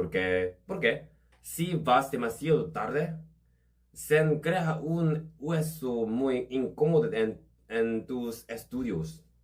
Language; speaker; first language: Spanish; non-native, learner; Korean